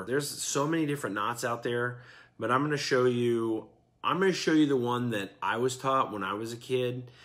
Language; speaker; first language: English; native; English